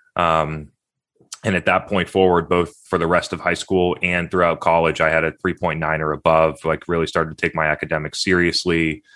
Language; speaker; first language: English; native; English